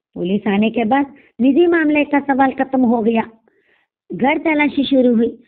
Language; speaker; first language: Hindi; non-native, local second language; Telugu